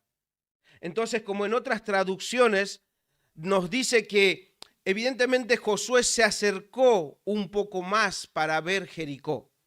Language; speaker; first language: Spanish; native; Spanish